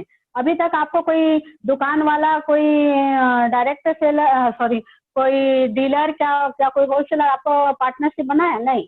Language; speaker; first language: Hindi; native; Hindi